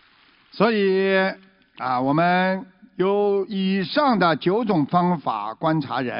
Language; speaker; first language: Chinese; native; Chinese